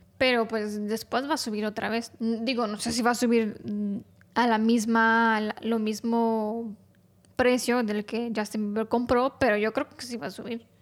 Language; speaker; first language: Spanish; non-native, fluent; Romanian